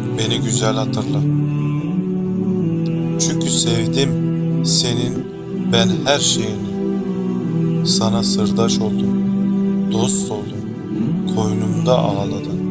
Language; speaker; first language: Turkish; native; Turkish